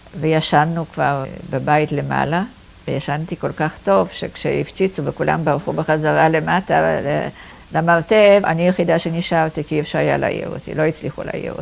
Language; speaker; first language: Hebrew; non-native, fluent; Polish